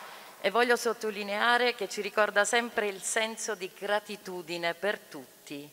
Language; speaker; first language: Italian; native; Italian